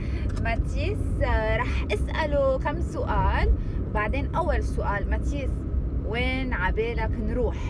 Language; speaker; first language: Arabic; native; Arabic